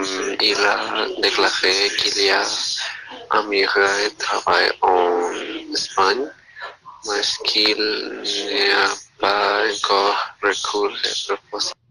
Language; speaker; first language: French; non-native, learner; Spanish